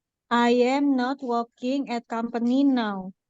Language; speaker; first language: English; non-native, learner; Indonesian